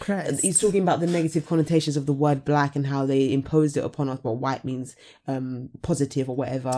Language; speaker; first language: English; native; English